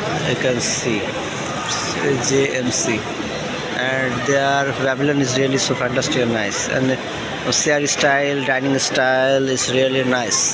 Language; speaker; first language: English; non-native, local second language; Bangla